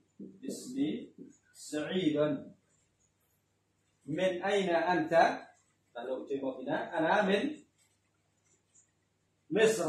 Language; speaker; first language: Arabic; non-native, fluent; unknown